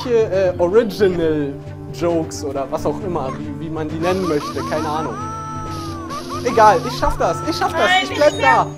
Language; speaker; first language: German; native; German